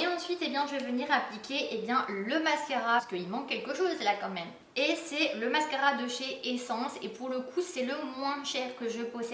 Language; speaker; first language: French; native; French